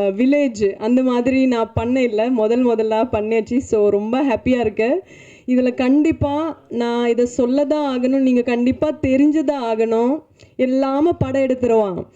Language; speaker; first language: Tamil; non-native, learner; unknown